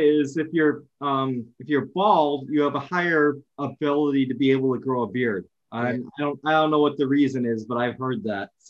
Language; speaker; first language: English; native; English